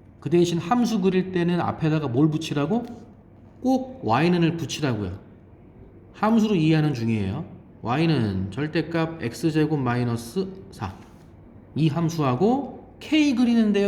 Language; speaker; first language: Korean; native; Korean